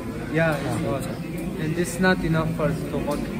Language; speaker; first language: English; non-native, learner; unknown